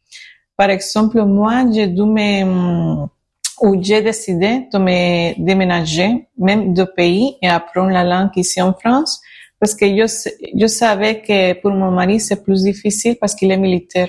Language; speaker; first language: French; non-native, learner; Spanish